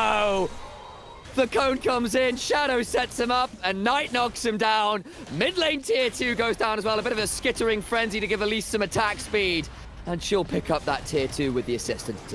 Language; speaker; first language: English; native; English